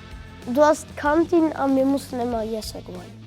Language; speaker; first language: German; non-native, local second language; Luxembourgish